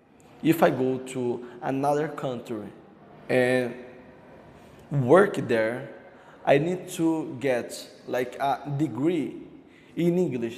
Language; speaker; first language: English; non-native, learner; Portuguese